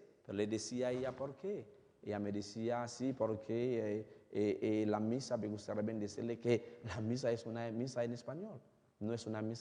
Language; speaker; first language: Spanish; non-native, fluent; Haitian Creole